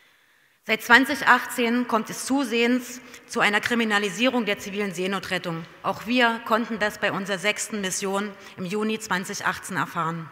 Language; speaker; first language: German; native; German